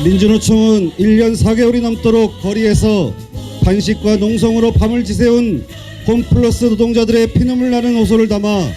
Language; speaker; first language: Korean; native; Korean